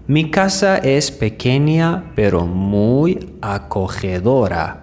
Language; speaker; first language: Spanish; non-native, fluent; Persian